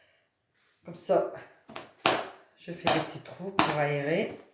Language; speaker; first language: French; native; French